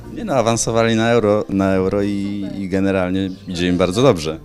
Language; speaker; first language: Polish; native; Polish